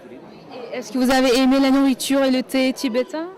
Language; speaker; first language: French; non-native, fluent; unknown